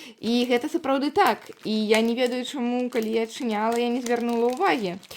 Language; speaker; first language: Belarusian; non-native, local second language; Russian